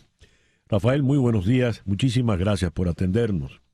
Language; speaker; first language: Spanish; native; Spanish